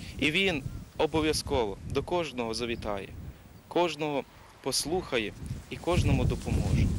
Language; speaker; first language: Ukrainian; native; Ukrainian